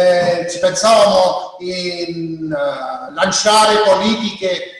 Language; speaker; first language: Italian; non-native, learner; Spanish